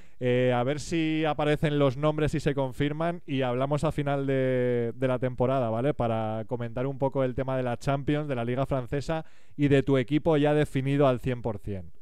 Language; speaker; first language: Spanish; native; Spanish